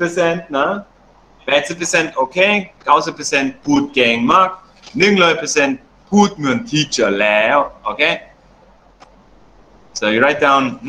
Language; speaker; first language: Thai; non-native, learner; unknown